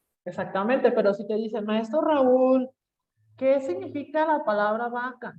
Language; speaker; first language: Spanish; native; Spanish